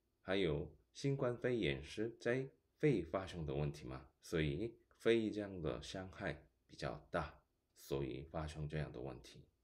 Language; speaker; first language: Chinese; non-native, fluent; Korean